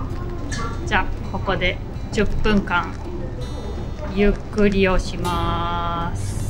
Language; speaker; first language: Japanese; non-native, fluent; German